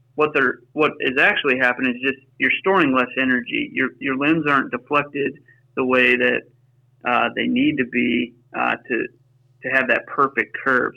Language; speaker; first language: English; native; English